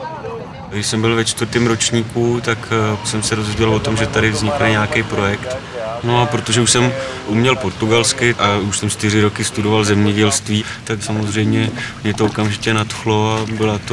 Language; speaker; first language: Czech; native; Czech